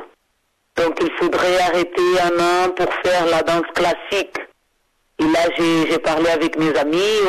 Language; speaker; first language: French; non-native, fluent; Portuguese